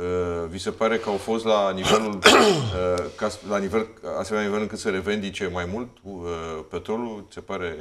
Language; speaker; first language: Romanian; native; Romanian